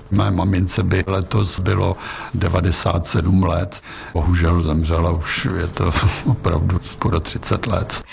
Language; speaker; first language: Czech; native; Czech